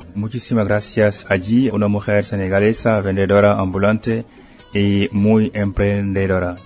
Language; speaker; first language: Spanish; non-native, fluent; Wolof